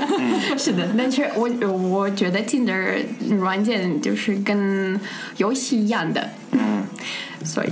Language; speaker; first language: Chinese; non-native, fluent; Russian